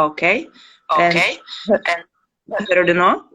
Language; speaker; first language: Norwegian; non-native, fluent; Spanish